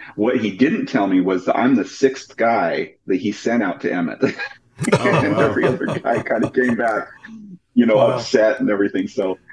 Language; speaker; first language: English; native; English